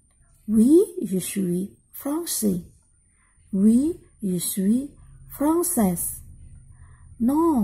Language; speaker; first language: French; non-native, learner; Indonesian